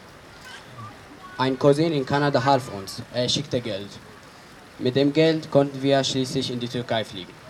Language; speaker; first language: German; early bilingual, other home language; Arabic